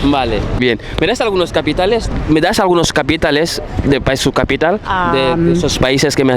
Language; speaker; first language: Spanish; non-native, fluent; Fula